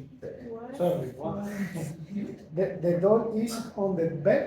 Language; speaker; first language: English; non-native, learner; Spanish